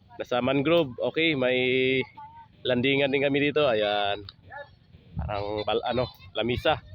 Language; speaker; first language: Filipino; non-native, local second language; Cebuano